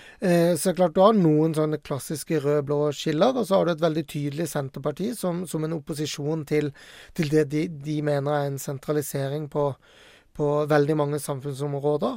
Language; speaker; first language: Norwegian; native; Norwegian